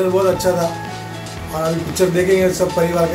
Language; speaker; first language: Hindi; native; Hindi